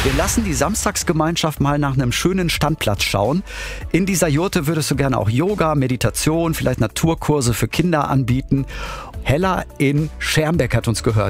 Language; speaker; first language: German; native; German